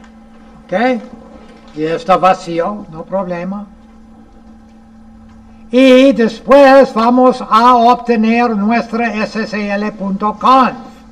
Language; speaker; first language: Spanish; non-native, fluent; English